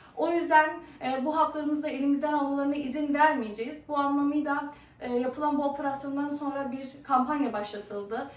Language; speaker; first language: Turkish; early bilingual, heritage; Turkish